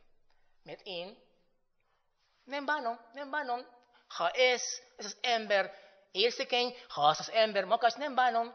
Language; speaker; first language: Hungarian; non-native, fluent; Spanish